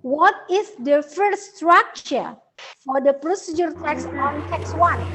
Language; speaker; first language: English; non-native, learner; Indonesian